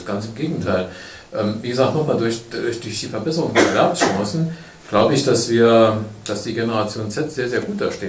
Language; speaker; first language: German; native; German